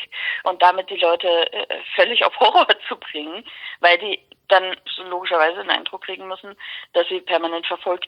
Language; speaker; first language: German; native; German